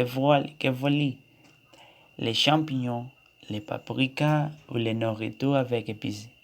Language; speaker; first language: French; non-native, learner; Spanish